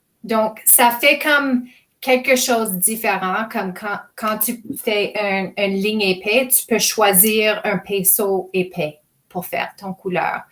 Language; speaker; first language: French; non-native, fluent; English